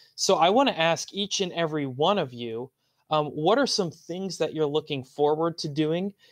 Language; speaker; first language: English; native; English